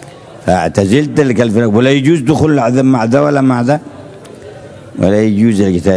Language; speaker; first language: Arabic; native; Arabic